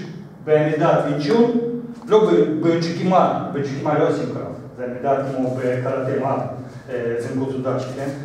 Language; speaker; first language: Hebrew; non-native, fluent; Russian